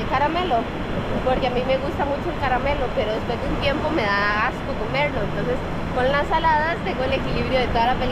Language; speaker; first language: Spanish; native; Spanish